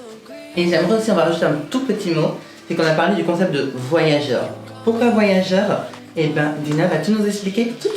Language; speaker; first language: French; native; French